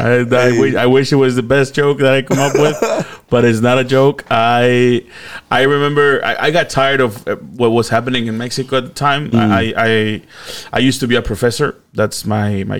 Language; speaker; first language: English; non-native, fluent; Spanish